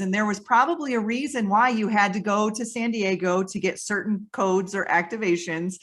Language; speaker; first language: English; native; English